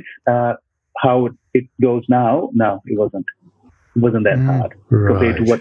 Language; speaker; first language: English; non-native, local second language; Punjabi